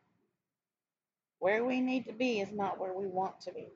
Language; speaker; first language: English; native; English